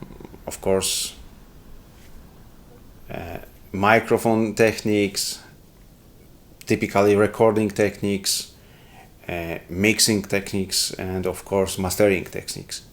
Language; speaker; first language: English; non-native, learner; Polish